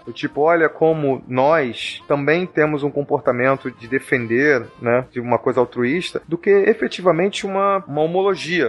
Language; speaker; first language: Portuguese; native; Portuguese